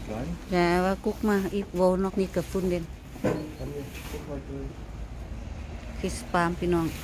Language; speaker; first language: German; non-native, learner; Thai